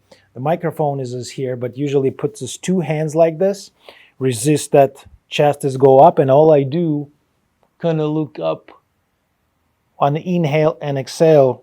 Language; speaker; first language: English; non-native, fluent; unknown